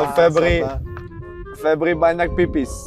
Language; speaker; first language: Indonesian; non-native, learner; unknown